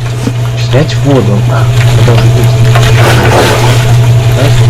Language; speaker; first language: Russian; native; Russian